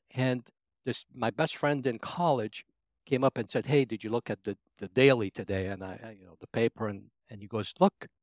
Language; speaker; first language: English; early bilingual, other home language; Arabic